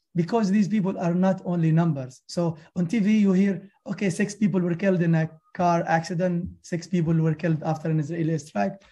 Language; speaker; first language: English; non-native, fluent; Arabic